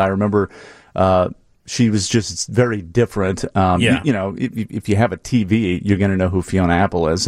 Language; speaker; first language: English; native; English